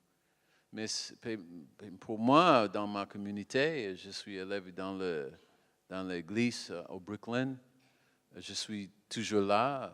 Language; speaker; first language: French; non-native, learner; English